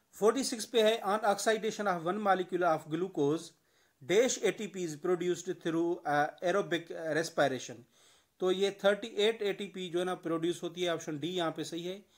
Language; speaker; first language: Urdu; non-native, local second language; Sindhi